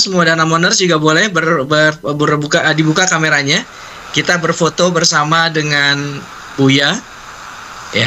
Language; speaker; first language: Indonesian; native; Indonesian